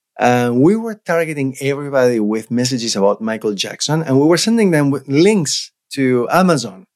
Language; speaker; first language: English; non-native, fluent; Spanish